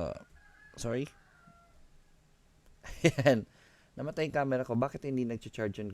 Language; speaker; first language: Filipino; native; Filipino